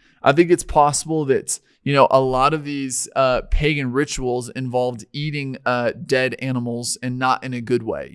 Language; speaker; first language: English; native; English